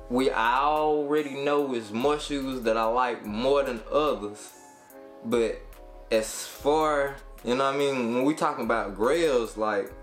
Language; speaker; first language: English; native; English